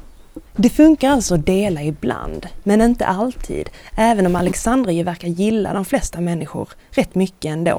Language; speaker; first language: Swedish; native; Swedish